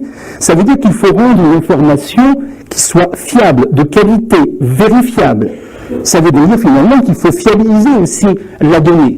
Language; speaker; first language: French; native; French